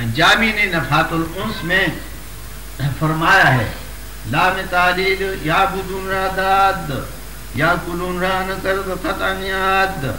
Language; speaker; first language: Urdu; non-native, local second language; Pashto